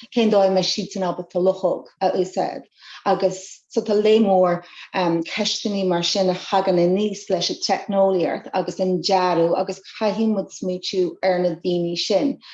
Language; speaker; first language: Irish; non-native, local second language; English